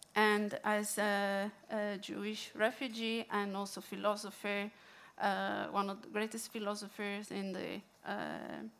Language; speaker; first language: English; non-native, fluent; Italian